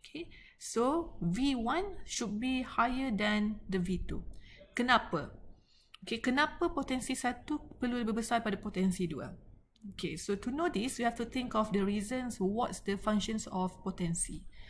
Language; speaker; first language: English; non-native, local second language; Malay